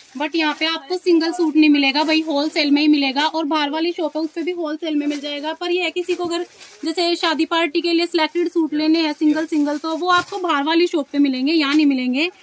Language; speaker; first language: Hindi; native; Hindi